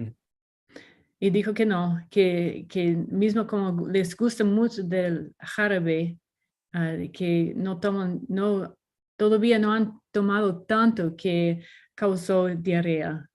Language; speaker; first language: Spanish; non-native, learner; English